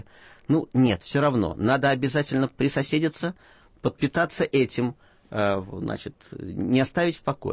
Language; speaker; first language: Russian; native; Russian